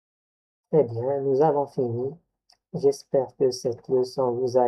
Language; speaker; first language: French; non-native, local second language; Arabic